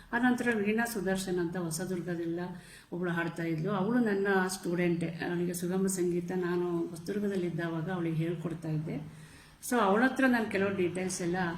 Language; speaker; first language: Kannada; native; Kannada